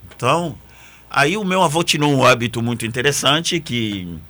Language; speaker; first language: Portuguese; non-native, fluent; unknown